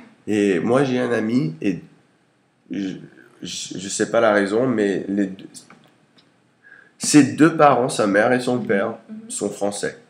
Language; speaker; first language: French; early bilingual, heritage; English